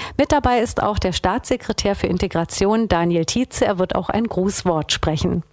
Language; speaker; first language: German; native; German